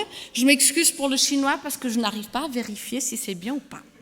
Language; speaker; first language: French; non-native, fluent; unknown